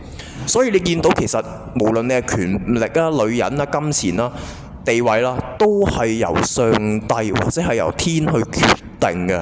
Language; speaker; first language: Cantonese; native; Cantonese